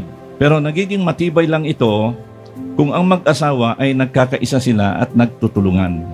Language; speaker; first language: Filipino; native; Filipino